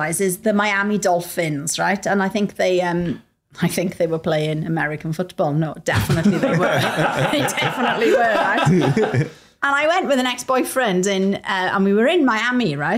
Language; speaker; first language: English; native; English